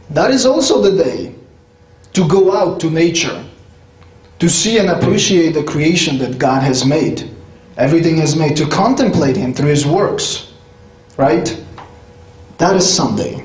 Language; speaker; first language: English; non-native, fluent; Polish